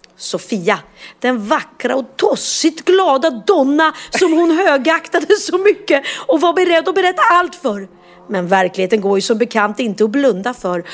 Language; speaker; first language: Swedish; native; Swedish